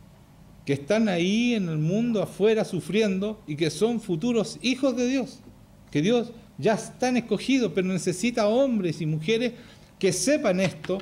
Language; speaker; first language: Spanish; native; Spanish